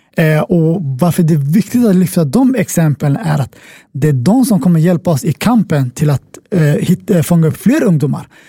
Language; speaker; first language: Swedish; early bilingual, other home language; Somali